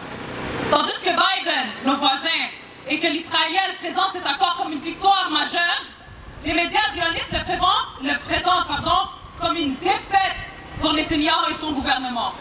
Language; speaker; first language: French; native; French